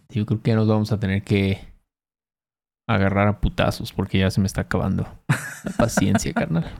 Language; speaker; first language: Spanish; native; Spanish